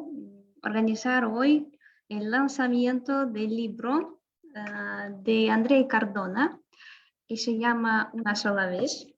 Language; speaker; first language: Spanish; non-native, fluent; Russian